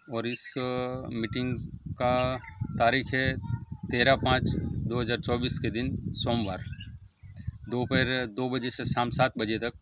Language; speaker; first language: Hindi; non-native, local second language; Gujarati